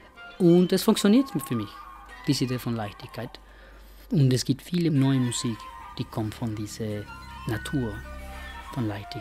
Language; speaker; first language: German; non-native, fluent; Spanish